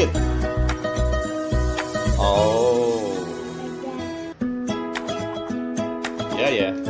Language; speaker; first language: English; non-native, learner; Indonesian